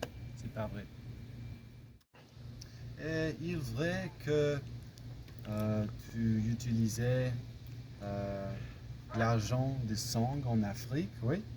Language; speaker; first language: French; non-native, learner; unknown